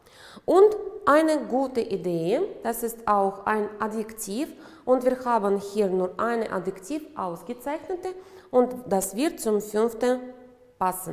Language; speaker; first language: German; non-native, fluent; Uzbek